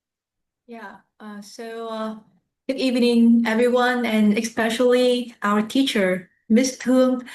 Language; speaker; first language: English; non-native, fluent; Vietnamese